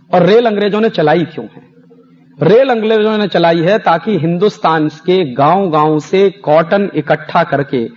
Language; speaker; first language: Hindi; native; Hindi